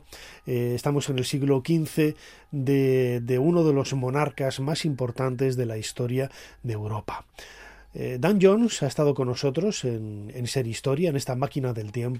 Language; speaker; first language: Spanish; native; Spanish